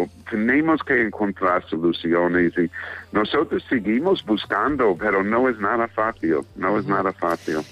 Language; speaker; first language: Spanish; non-native, fluent; English